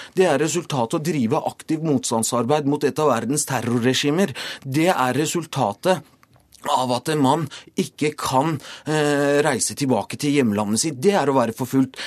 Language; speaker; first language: Norwegian; early bilingual, other home language; Persian